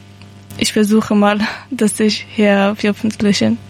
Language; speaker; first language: German; non-native, learner; Persian